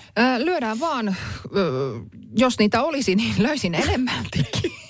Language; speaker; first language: Finnish; native; Finnish